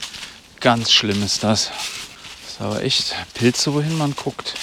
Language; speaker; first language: German; native; German